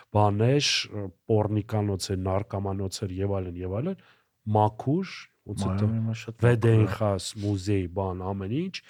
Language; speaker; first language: Armenian; native; Armenian